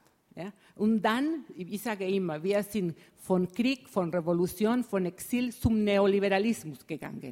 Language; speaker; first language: German; non-native, fluent; Spanish